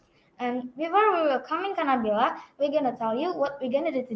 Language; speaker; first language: English; non-native, learner; Indonesian